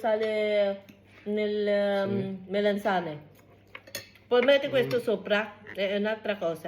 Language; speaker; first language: Italian; non-native, learner; Filipino